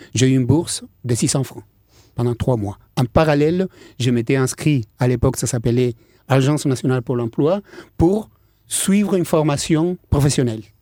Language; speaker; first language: French; non-native, fluent; Spanish